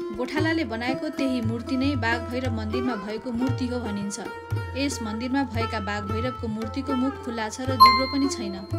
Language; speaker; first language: Nepali; native; Nepali